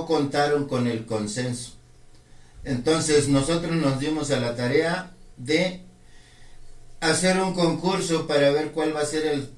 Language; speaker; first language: Spanish; non-native, local second language; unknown